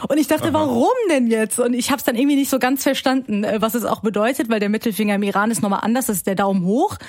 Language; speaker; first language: German; early bilingual, other home language; Persian